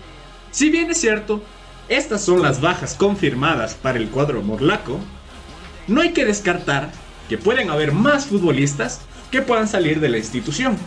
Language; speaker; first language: Spanish; native; Spanish